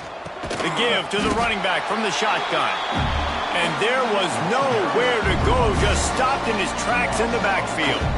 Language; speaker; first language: English; native; English